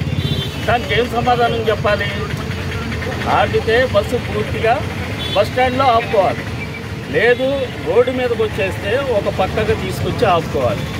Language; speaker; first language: Telugu; native; Telugu